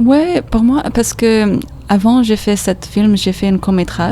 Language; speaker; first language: French; non-native, learner; English